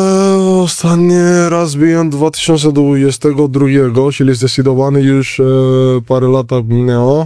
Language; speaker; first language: Polish; non-native, learner; Spanish